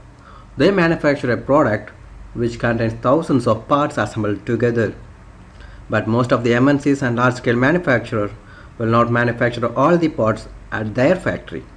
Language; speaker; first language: English; non-native, local second language; Tamil